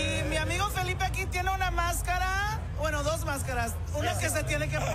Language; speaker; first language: Spanish; early bilingual, heritage; Spanish